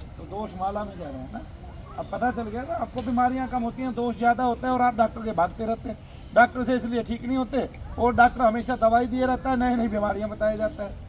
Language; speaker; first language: Hindi; native; Hindi